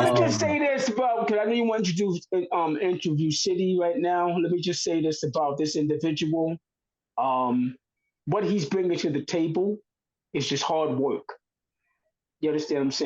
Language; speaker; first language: English; native; English